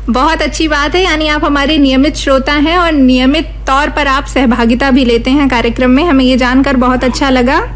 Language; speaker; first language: Hindi; native; Hindi